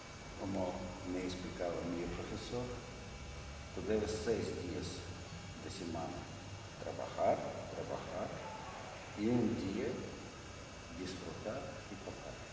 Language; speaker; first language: Spanish; non-native, learner; Russian